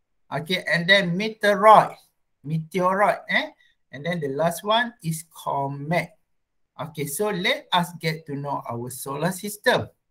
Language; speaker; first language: English; non-native, local second language; Malay